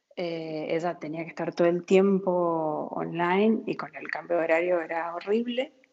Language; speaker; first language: Spanish; native; Spanish